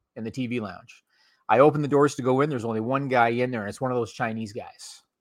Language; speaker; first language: English; native; English